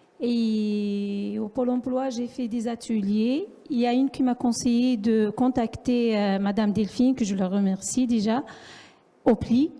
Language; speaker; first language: French; non-native, local second language; Arabic